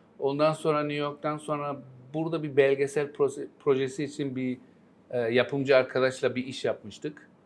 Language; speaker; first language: Turkish; early bilingual, heritage; Turkish